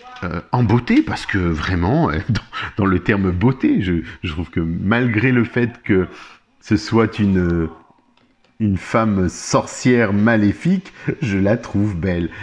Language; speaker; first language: French; native; French